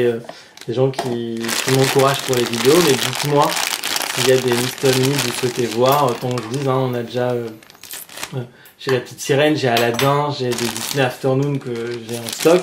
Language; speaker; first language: French; native; French